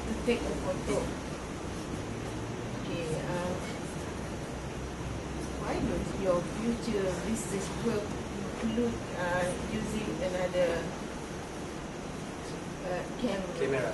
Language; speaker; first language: English; non-native, fluent; Indonesian